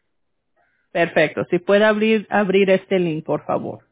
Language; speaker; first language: Spanish; early bilingual, heritage; Spanish